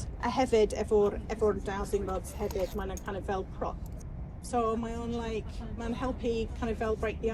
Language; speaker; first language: Welsh; non-native, learner; English